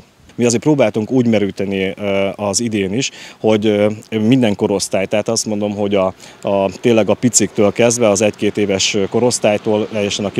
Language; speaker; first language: Hungarian; native; Hungarian